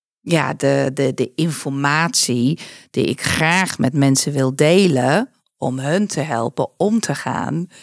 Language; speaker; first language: Dutch; non-native, fluent; English